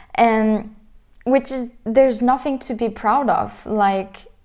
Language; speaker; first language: English; non-native, fluent; French